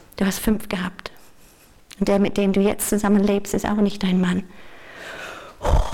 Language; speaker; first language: German; non-native, fluent; English